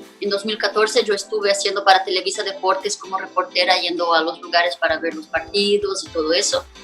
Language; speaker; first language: Spanish; non-native, fluent; Portuguese